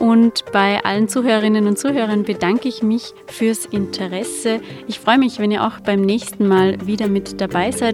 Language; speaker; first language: German; native; German